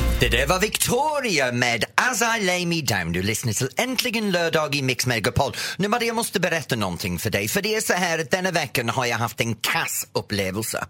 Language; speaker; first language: Swedish; non-native, fluent; English